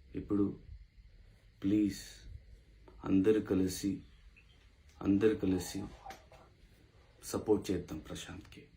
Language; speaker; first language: Telugu; non-native, local second language; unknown